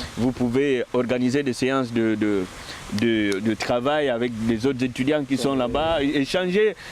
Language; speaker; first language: French; non-native, local second language; Lingala